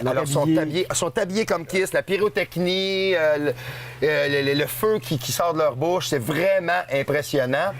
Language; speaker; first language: French; native; French